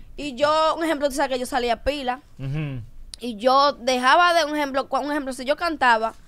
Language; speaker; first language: Spanish; native; Spanish